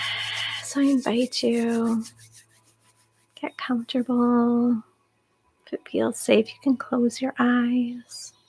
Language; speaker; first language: English; native; English